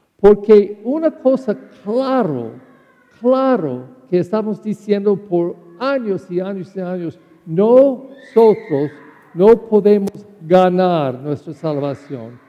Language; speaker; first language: Spanish; non-native, learner; English